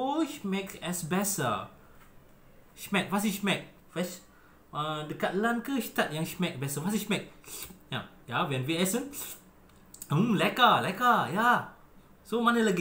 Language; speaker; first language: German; non-native, learner; Malay